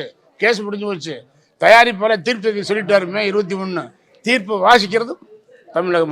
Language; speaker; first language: Tamil; native; Tamil